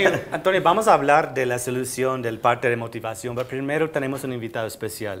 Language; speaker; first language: Spanish; non-native, fluent; English